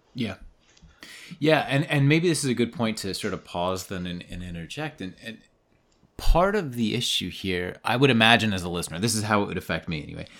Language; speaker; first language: English; native; English